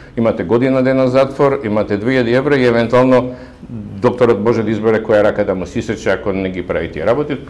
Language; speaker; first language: Macedonian; native; Macedonian